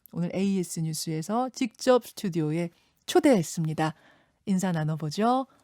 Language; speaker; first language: Korean; native; Korean